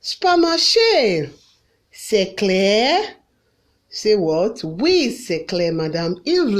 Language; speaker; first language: French; non-native, fluent; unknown